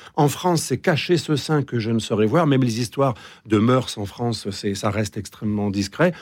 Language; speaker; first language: French; native; French